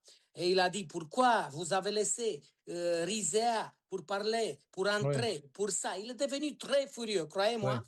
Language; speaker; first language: French; non-native, learner; Romanian